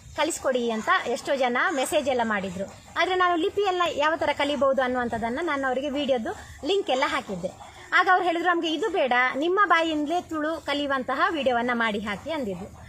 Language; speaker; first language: Kannada; non-native, local second language; Tulu